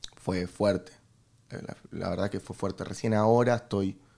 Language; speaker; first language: Spanish; native; Spanish